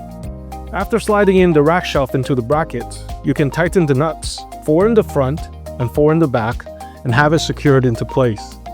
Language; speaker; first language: English; non-native, fluent; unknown